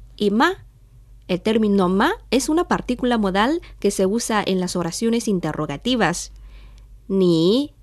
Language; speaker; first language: Spanish; non-native, fluent; Chinese